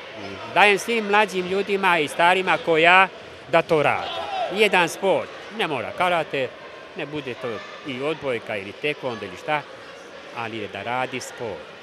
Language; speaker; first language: Bosnian; non-native, local second language; Hungarian